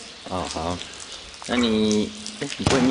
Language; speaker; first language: Chinese; native; Chinese